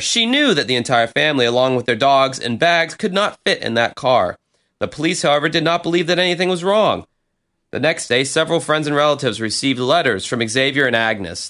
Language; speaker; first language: English; native; English